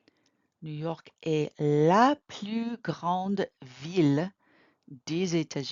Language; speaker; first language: French; non-native, fluent; English